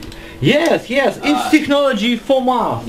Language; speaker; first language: English; non-native, learner; Russian